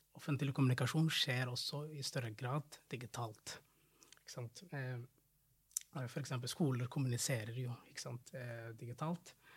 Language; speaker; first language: Norwegian; non-native, fluent; Somali